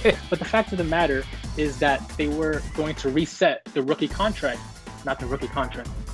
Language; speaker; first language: English; early bilingual, other home language; Spanish